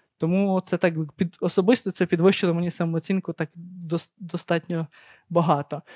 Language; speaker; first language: Ukrainian; native; Ukrainian